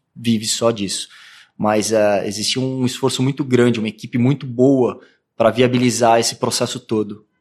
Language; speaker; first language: Portuguese; native; Portuguese